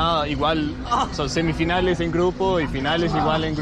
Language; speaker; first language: Spanish; non-native, learner; English